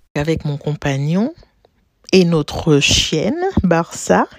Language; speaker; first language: French; native; French